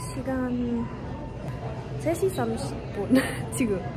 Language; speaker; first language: Korean; non-native, learner; English